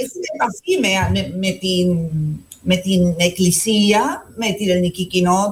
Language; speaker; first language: Greek; non-native, fluent; Spanish